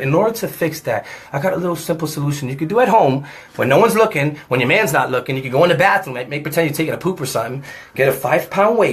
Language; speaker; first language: English; native; English